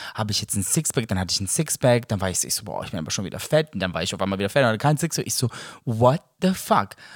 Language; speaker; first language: German; early bilingual, other home language; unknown